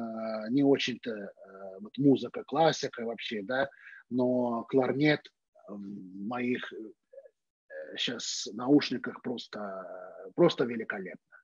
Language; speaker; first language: Russian; native; Russian